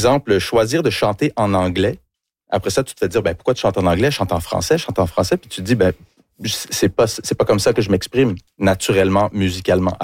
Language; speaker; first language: French; early bilingual, other home language; English